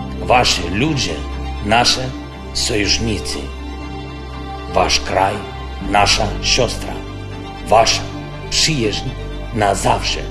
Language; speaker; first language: Polish; non-native, learner; Ukrainian